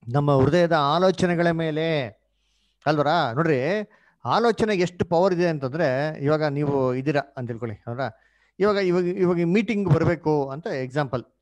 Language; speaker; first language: Kannada; native; Kannada